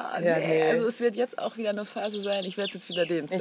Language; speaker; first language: German; native; German